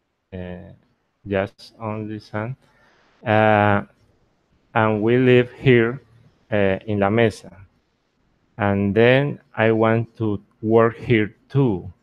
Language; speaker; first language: English; non-native, learner; Spanish